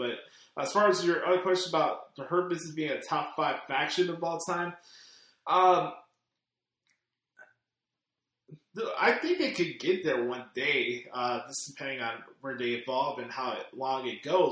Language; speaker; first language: English; native; English